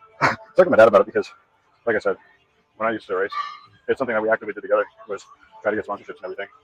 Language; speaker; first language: English; native; English